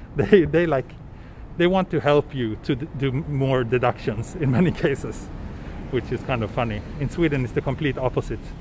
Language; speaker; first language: English; non-native, fluent; Swedish